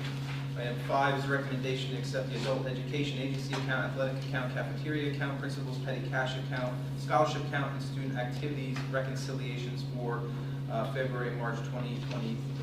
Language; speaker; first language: English; native; English